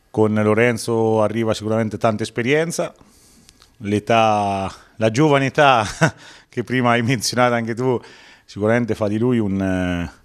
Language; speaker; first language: Italian; native; Italian